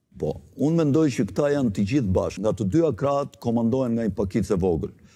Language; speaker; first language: Albanian; native; Albanian